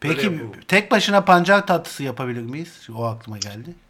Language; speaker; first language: Turkish; native; Turkish